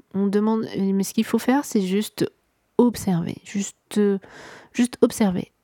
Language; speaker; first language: French; non-native, local second language; Arabic